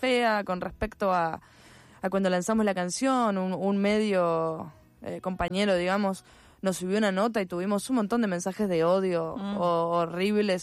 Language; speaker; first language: Spanish; native; Spanish